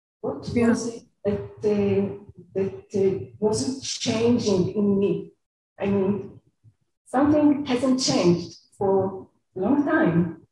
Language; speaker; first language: English; non-native, fluent; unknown